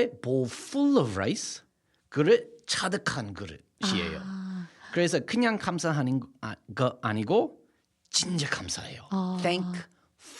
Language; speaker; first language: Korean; non-native, fluent; English